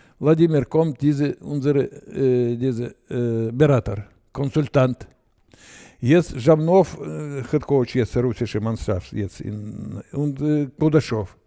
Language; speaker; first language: German; non-native, learner; Russian